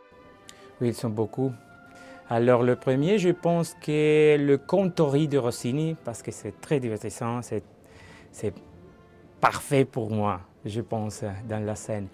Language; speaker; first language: French; non-native, fluent; Spanish